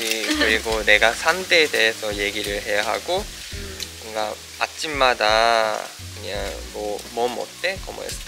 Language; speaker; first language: Korean; non-native, fluent; Japanese